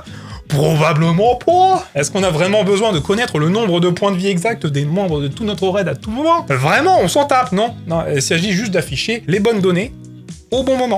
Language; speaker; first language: French; native; French